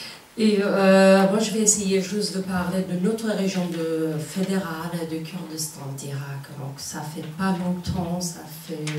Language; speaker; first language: French; non-native, fluent; Kurdish